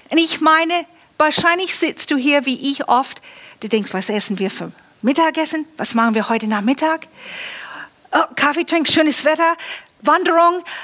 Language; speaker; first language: German; non-native, fluent; English